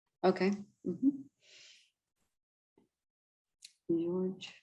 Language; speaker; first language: English; non-native, fluent; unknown